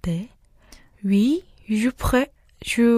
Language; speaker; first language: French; non-native, learner; Korean